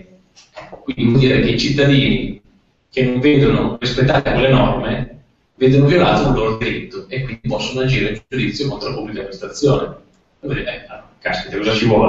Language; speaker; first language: Italian; native; Italian